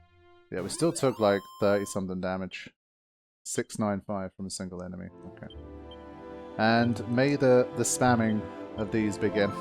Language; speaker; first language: English; native; English